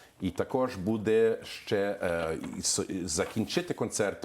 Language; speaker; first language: Ukrainian; early bilingual, heritage; Ukrainian